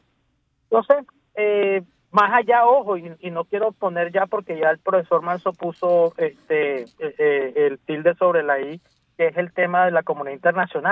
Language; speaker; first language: Spanish; native; Spanish